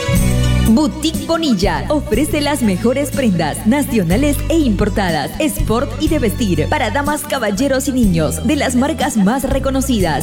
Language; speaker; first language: Spanish; native; Spanish